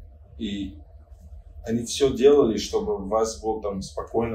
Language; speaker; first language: Russian; non-native, fluent; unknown